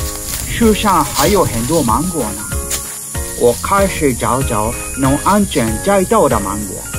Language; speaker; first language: Chinese; non-native, fluent; Japanese